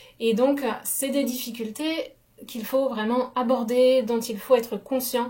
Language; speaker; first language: French; native; French